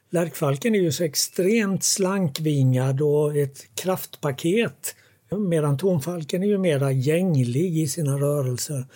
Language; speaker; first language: Swedish; native; Swedish